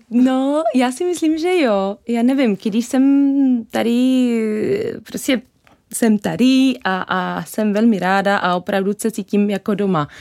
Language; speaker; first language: Czech; non-native, fluent; Spanish